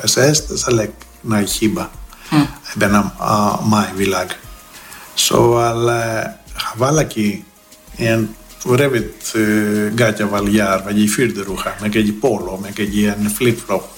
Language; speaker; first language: Hungarian; non-native, learner; Greek